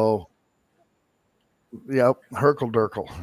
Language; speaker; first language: English; native; English